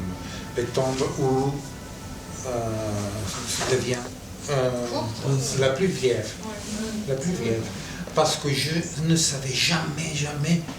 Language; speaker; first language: French; non-native, fluent; Catalan